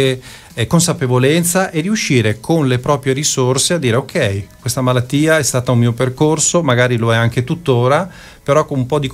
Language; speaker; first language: Italian; native; Italian